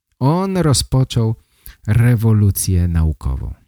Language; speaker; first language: Polish; native; Polish